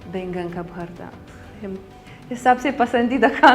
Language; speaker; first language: Hindi; non-native, learner; Lithuanian